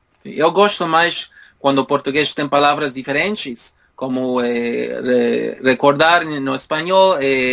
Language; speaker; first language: Portuguese; non-native, learner; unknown